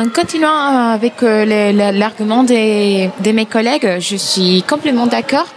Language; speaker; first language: French; non-native, fluent; Spanish